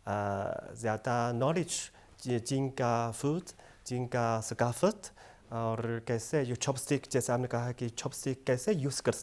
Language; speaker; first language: Hindi; non-native, fluent; Chinese